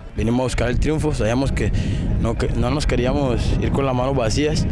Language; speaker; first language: Spanish; native; Spanish